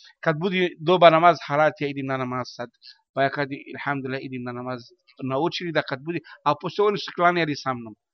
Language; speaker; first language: Croatian; non-native, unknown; Arabic